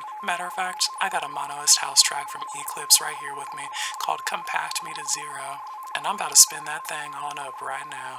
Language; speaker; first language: English; native; English